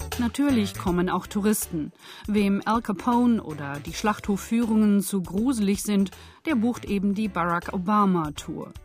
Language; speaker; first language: German; native; German